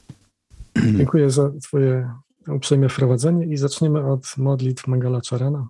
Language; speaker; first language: Polish; native; Polish